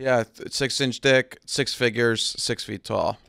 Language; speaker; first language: English; native; English